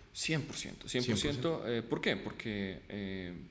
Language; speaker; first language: Spanish; early bilingual, other home language; Russian